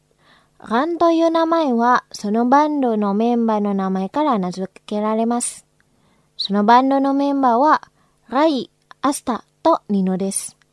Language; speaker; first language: Japanese; non-native, fluent; Indonesian